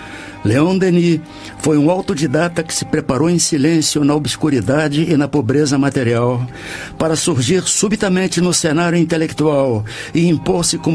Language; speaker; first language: Portuguese; native; Portuguese